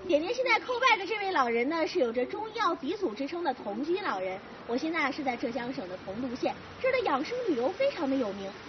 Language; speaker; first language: Chinese; native; Chinese